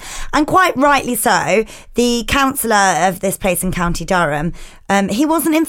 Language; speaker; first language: English; native; English